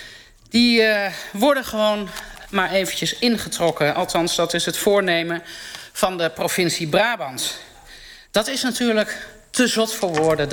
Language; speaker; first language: Dutch; native; Dutch